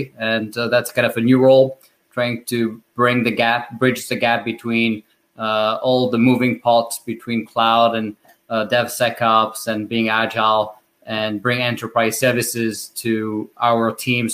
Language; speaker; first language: English; non-native, fluent; French